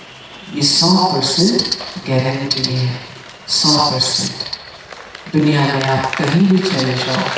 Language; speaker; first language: Hindi; native; Hindi